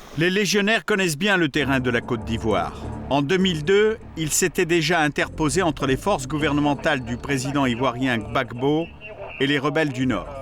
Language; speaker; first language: French; native; French